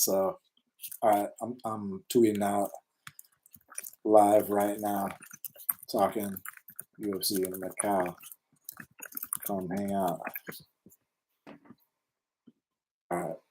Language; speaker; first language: English; native; English